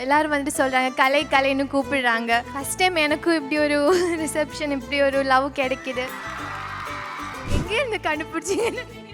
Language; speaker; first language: Tamil; non-native, local second language; Malayalam